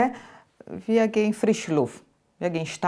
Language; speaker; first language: German; non-native, learner; Portuguese